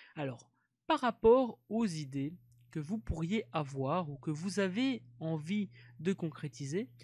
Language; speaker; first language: French; native; French